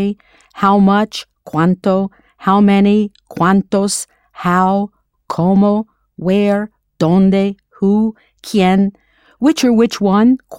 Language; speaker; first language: Spanish; non-native, fluent; English